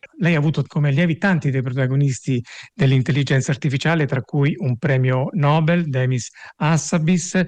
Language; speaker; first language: Italian; native; Italian